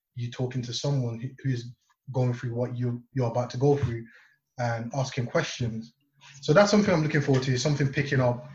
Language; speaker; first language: English; non-native, local second language; Yoruba